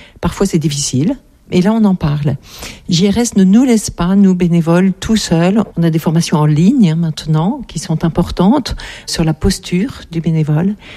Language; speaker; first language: French; native; French